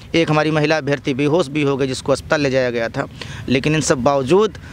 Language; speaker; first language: Hindi; native; Hindi